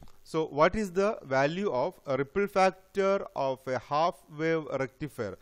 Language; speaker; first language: English; non-native, local second language; Malayalam